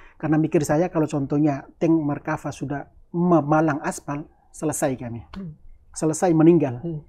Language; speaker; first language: Indonesian; native; Indonesian